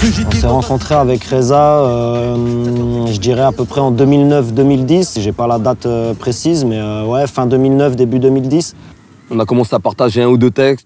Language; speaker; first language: French; native; French